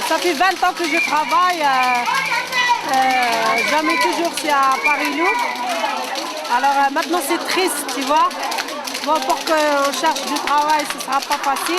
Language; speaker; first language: French; non-native, fluent; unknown